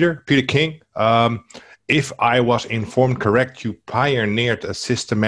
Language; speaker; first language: English; non-native, fluent; Dutch